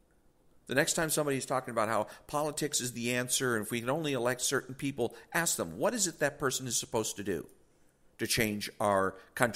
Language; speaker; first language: English; native; English